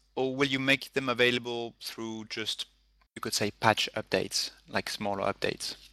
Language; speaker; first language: English; non-native, fluent; French